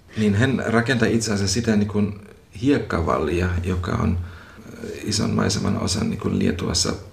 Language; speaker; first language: Finnish; non-native, fluent; German